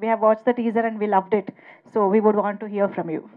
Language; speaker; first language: Telugu; native; Telugu